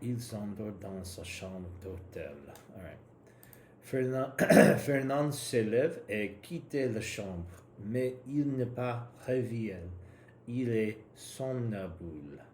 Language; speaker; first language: French; non-native, learner; English